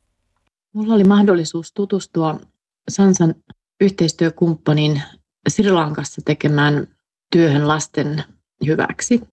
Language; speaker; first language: Finnish; native; Finnish